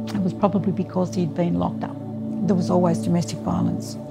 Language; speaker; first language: English; native; English